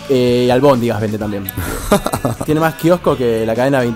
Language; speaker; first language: Spanish; native; Spanish